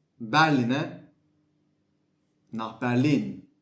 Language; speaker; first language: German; non-native, fluent; Turkish